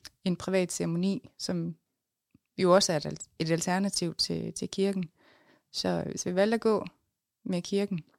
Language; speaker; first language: Danish; native; Danish